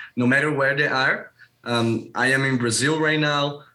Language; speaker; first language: English; non-native, fluent; Portuguese